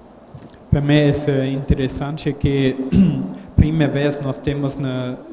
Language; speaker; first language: Portuguese; non-native, learner; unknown